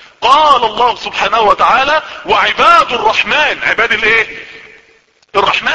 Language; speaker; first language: Arabic; native; Arabic